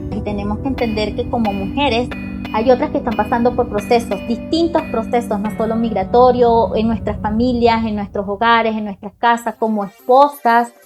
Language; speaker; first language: Spanish; native; Spanish